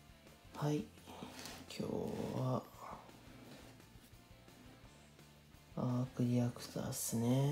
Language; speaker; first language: Japanese; native; Japanese